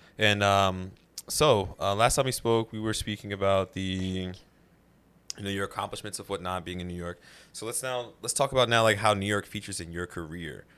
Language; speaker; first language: English; native; English